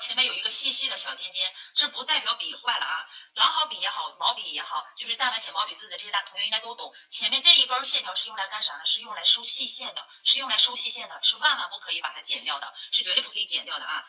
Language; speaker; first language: Chinese; native; Chinese